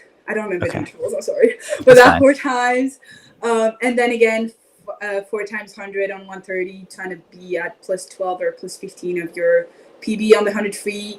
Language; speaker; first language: English; non-native, fluent; French